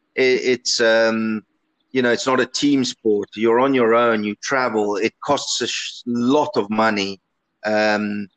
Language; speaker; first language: English; early bilingual, other home language; Italian